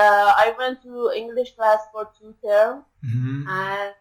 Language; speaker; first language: English; non-native, learner; Persian